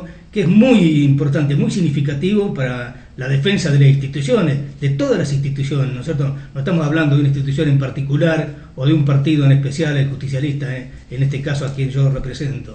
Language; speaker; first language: Spanish; native; Spanish